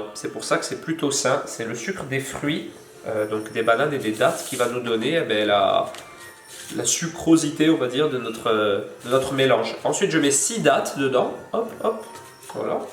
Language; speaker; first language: French; native; French